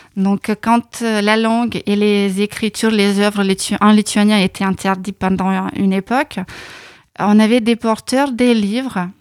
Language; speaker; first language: French; non-native, fluent; Lithuanian